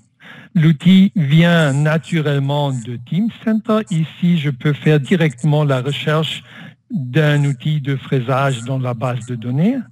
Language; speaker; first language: French; non-native, fluent; German